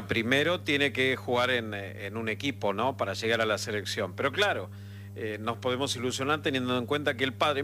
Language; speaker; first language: Spanish; native; Spanish